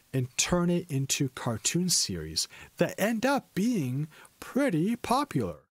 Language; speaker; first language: English; native; English